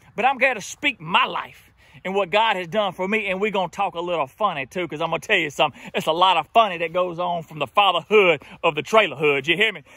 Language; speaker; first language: English; native; English